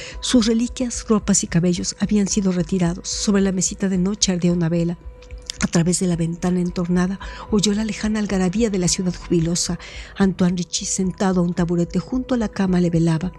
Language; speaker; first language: Spanish; native; Spanish